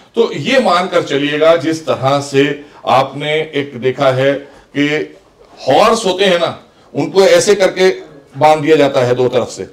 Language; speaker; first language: Hindi; native; Hindi